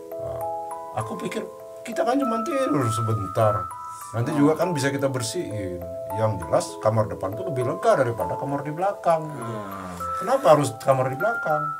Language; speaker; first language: Indonesian; native; Indonesian